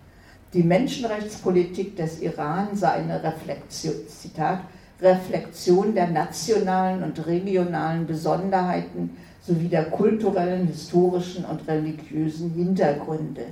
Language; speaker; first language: German; native; German